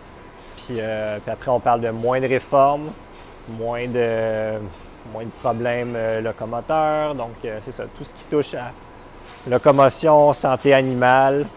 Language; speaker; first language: French; native; French